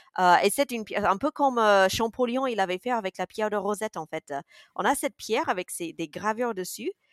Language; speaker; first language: French; non-native, fluent; English